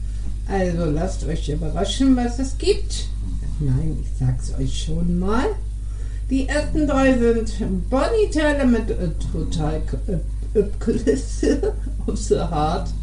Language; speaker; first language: German; native; German